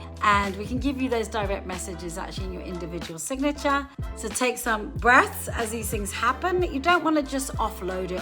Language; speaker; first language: English; native; English